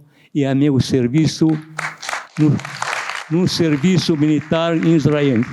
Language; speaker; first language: Portuguese; non-native, fluent; Arabic